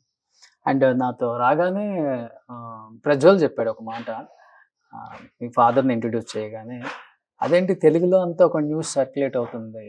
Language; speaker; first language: Telugu; native; Telugu